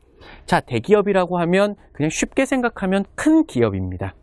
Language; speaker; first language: Korean; native; Korean